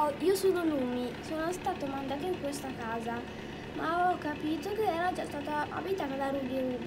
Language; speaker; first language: Italian; native; Italian